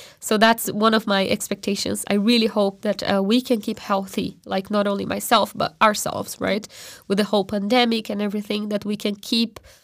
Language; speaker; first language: English; non-native, fluent; Portuguese